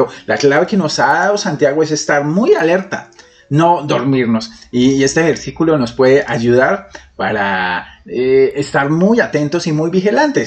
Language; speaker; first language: Spanish; native; Spanish